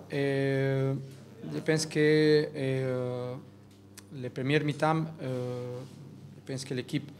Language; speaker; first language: French; non-native, learner; Catalan